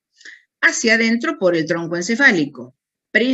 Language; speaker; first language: Spanish; native; Spanish